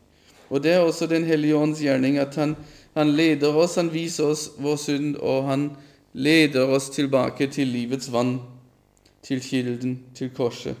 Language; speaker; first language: Norwegian; non-native, fluent; German